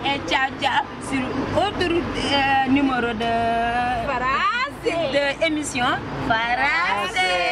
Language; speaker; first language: French; non-native, learner; Wolof